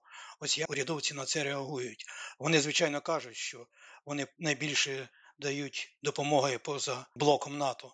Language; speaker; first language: Ukrainian; native; Ukrainian